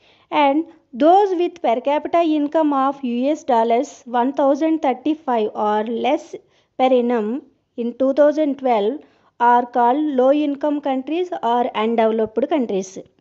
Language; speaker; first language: English; non-native, local second language; Telugu